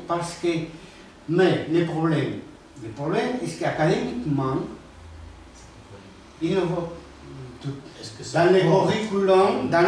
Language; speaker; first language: French; non-native, fluent; Spanish